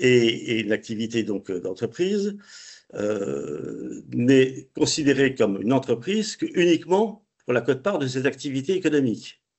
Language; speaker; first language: French; native; French